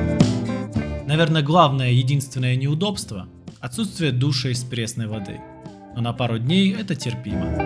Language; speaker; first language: Russian; native; Russian